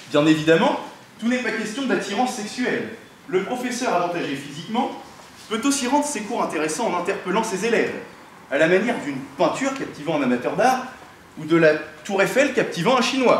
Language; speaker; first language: French; native; French